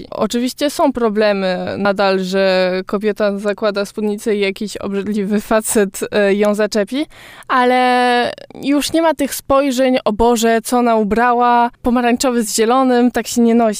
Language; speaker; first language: Polish; early bilingual, heritage; Polish